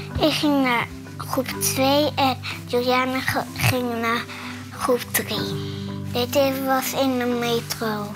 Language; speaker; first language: Dutch; early bilingual, other home language; Hebrew